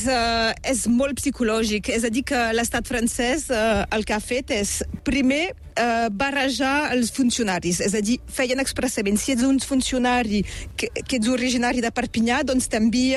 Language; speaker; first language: Catalan; native; Catalan